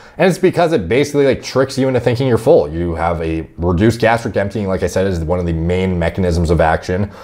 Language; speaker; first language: English; native; English